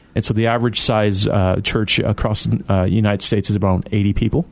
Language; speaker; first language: English; native; English